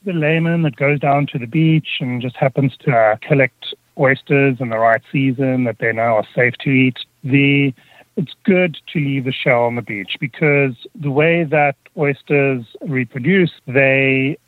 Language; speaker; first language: English; native; English